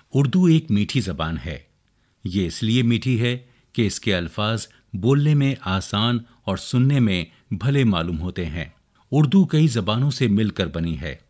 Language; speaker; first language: Urdu; native; Urdu